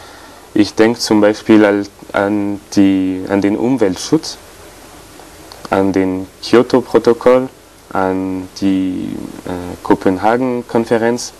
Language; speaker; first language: German; non-native, fluent; French